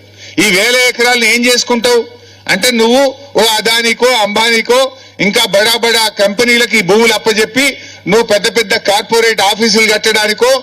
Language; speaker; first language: Telugu; native; Telugu